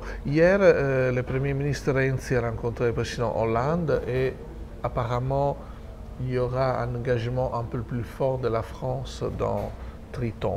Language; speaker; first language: French; non-native, fluent; Italian